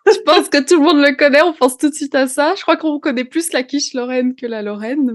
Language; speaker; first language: French; native; French